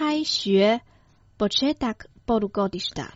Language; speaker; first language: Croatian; non-native, fluent; Chinese